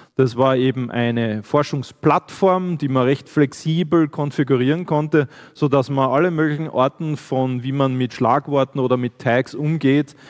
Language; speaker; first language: German; native; German